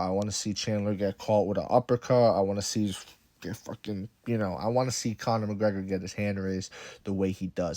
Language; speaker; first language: English; native; English